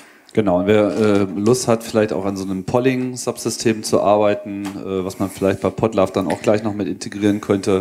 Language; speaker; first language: German; native; German